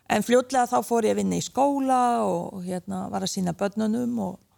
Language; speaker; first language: Icelandic; early bilingual, other home language; Bosnian